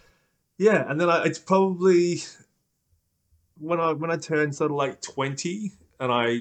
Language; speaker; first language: English; native; English